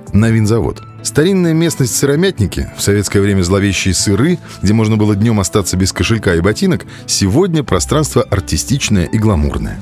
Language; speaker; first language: Russian; native; Russian